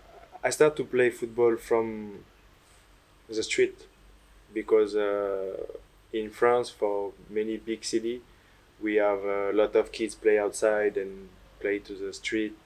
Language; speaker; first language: English; non-native, learner; French